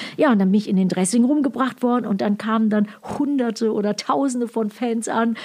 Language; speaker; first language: German; native; German